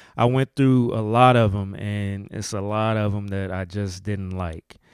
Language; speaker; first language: English; native; English